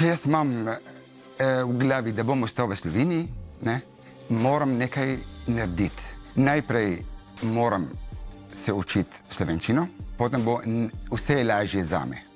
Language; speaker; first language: Slovenian; non-native, fluent; Kurdish